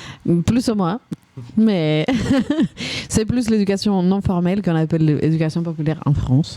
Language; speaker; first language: French; native; French